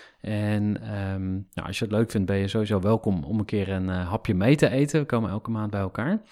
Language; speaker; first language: Dutch; native; Dutch